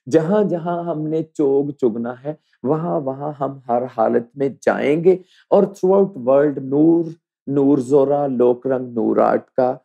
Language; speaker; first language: Hindi; native; Hindi